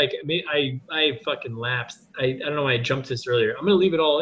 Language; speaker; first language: English; native; English